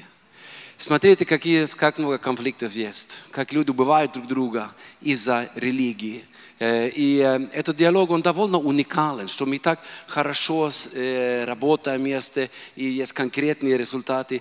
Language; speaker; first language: Russian; non-native, fluent; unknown